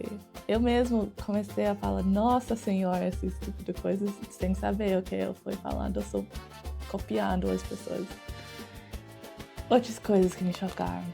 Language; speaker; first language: Portuguese; non-native, learner; English